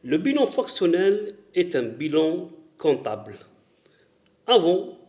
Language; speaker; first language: French; non-native, local second language; Arabic